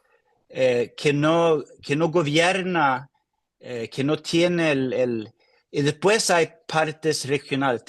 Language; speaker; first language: Spanish; non-native, fluent; Swedish